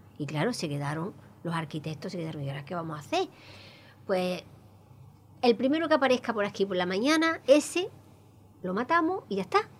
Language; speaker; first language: Spanish; native; Spanish